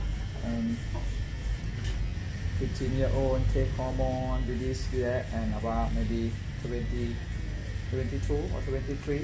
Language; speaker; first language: English; non-native, learner; Thai